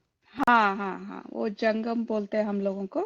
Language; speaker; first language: Hindi; non-native, local second language; Kannada